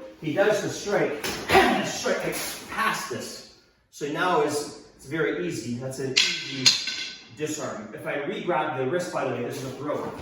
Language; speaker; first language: English; native; English